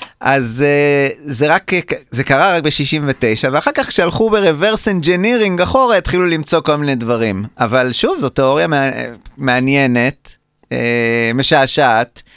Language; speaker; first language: Hebrew; native; Hebrew